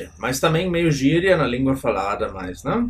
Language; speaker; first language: Portuguese; non-native, fluent; German